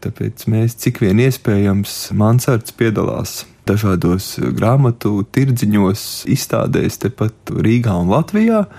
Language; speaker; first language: Latvian; native; Latvian